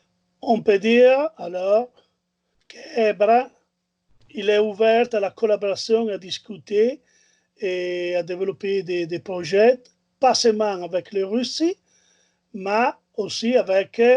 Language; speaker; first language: French; non-native, learner; Italian